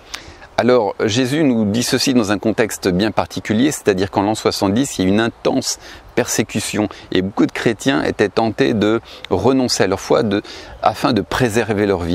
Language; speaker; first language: French; native; French